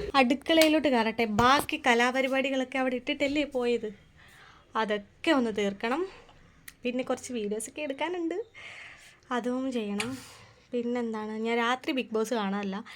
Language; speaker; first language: Malayalam; native; Malayalam